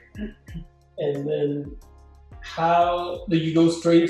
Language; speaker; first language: English; non-native, fluent; Spanish